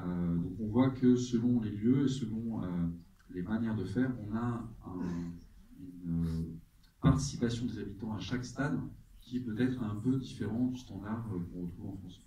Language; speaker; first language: French; native; French